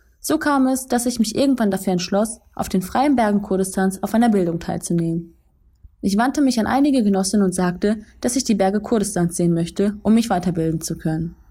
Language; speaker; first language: German; early bilingual, other home language; Kurdish